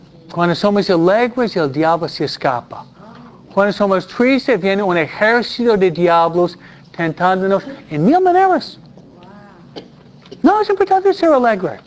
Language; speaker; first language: Spanish; non-native, fluent; English